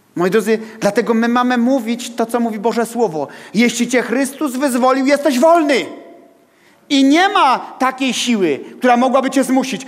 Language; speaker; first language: Polish; native; Polish